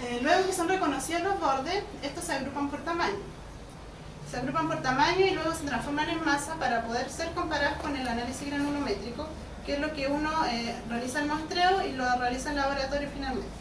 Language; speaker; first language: Spanish; native; Spanish